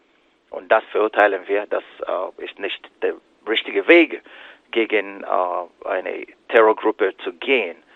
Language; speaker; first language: German; non-native, fluent; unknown